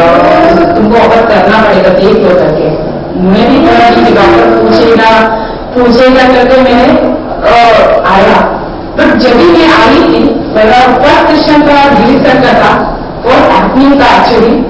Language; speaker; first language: Hindi; non-native, local second language; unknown